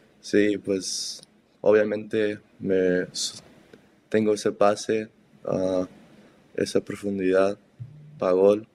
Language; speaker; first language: Spanish; early bilingual, heritage; Spanish